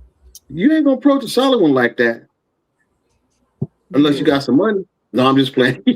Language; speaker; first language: English; native; English